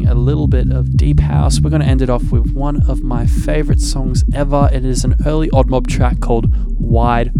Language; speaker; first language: English; native; English